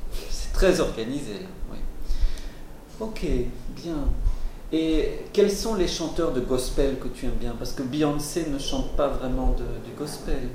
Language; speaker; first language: French; non-native, fluent; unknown